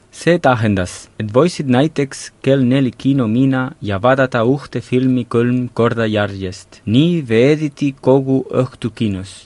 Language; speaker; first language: Estonian; non-native, fluent; Catalan